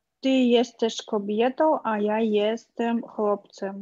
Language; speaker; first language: Polish; non-native, learner; Russian